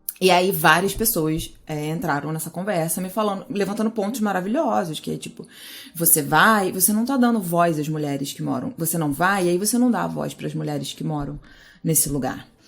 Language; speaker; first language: Portuguese; native; Portuguese